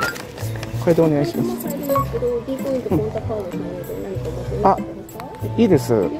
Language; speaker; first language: Japanese; native; Japanese